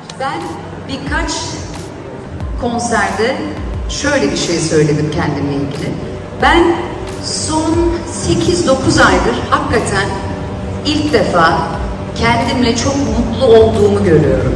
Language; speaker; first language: Turkish; early bilingual, heritage; Turkish